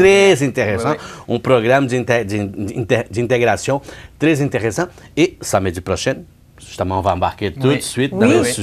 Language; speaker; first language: French; non-native, fluent; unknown